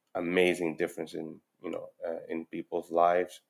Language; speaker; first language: English; non-native, fluent; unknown